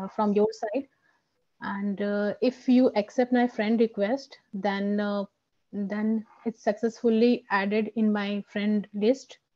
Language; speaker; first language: English; non-native, local second language; Hindi